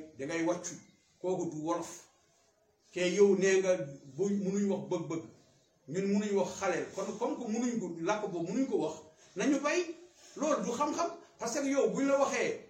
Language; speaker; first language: Wolof; non-native, local second language; Fula